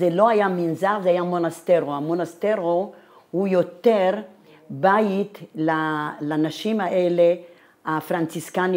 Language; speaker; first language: Hebrew; non-native, fluent; Italian